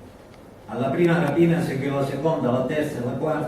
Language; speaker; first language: Italian; native; Italian